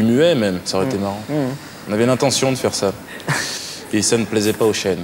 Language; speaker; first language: French; native; French